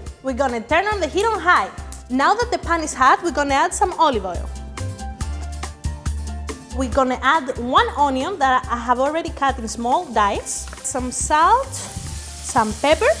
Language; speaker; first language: English; non-native, fluent; Greek